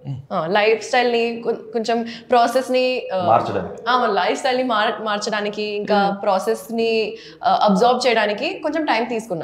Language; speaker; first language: Telugu; non-native, local second language; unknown